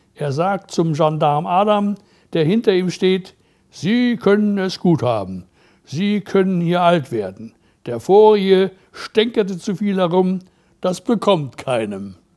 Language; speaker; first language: German; native; German